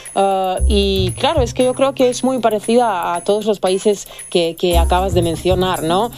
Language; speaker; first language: Spanish; non-native, fluent; Serbian